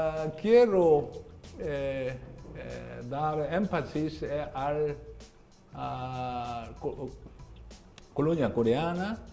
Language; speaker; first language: Spanish; non-native, learner; Korean